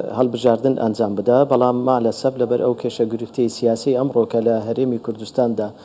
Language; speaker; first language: Central Kurdish; non-native, local second language; Turkmen